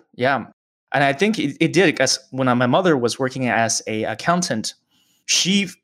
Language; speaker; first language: English; early bilingual, other home language; Chinese